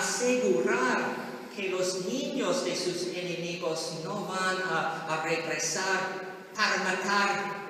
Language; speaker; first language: Spanish; non-native, learner; English